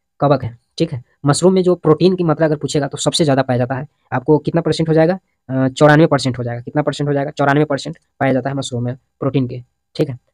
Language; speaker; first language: Hindi; native; Hindi